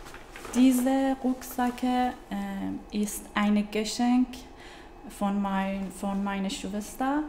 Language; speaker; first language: German; non-native, learner; Persian